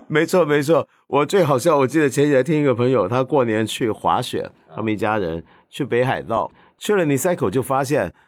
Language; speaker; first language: Chinese; non-native, local second language; Cantonese